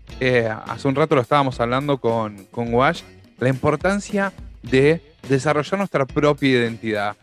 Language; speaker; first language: Spanish; native; Spanish